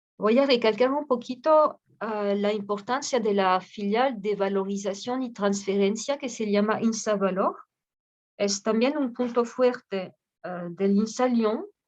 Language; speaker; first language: Spanish; non-native, fluent; French